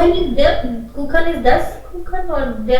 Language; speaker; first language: German; non-native, learner; Hindi